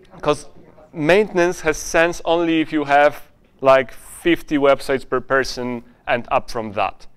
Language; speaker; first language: English; non-native, fluent; Polish